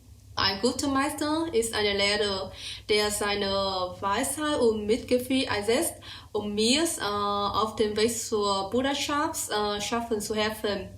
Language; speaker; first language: German; non-native, learner; Vietnamese